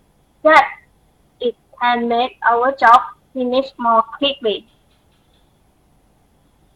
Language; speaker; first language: English; non-native, learner; Thai